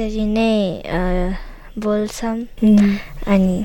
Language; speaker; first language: Nepali; early bilingual, other home language; Chinese